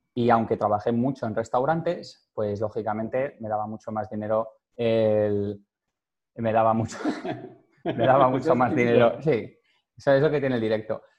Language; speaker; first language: Spanish; native; Spanish